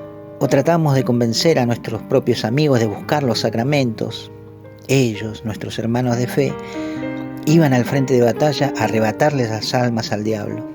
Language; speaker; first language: Spanish; native; Spanish